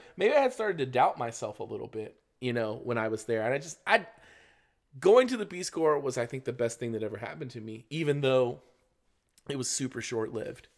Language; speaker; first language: English; native; English